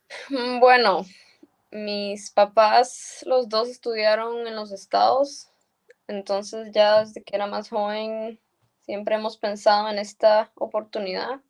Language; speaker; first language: Spanish; early bilingual, heritage; Spanish